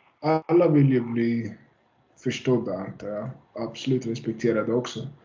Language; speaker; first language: Swedish; early bilingual, other home language; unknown